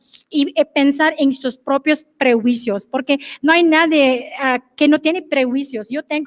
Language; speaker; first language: Spanish; non-native, fluent; English